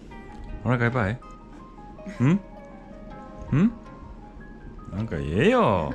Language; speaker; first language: Japanese; non-native, fluent; Korean